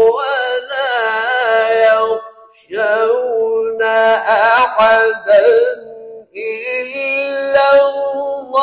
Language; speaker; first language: Arabic; native; Arabic